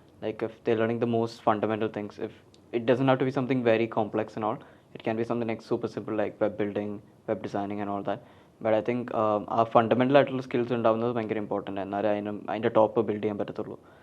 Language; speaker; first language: Malayalam; early bilingual, heritage; Malayalam